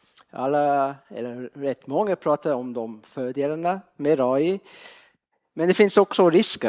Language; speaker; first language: Swedish; non-native, fluent; English